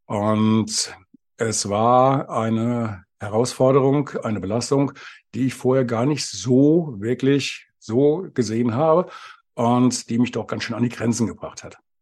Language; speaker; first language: German; native; German